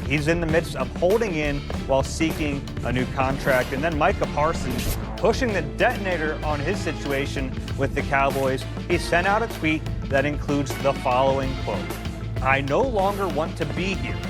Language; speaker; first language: English; native; English